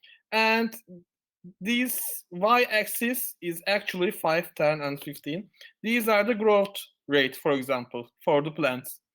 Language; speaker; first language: English; non-native, fluent; Turkish